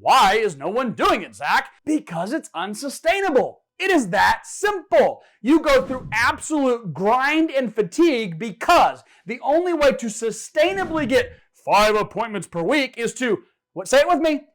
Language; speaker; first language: English; native; English